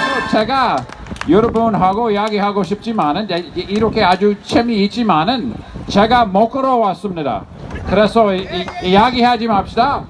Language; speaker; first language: Korean; non-native, learner; English